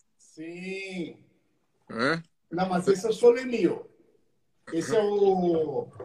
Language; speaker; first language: Portuguese; native; Portuguese